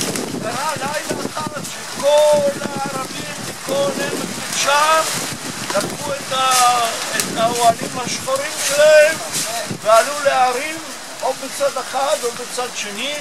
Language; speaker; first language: Hebrew; non-native, fluent; Italian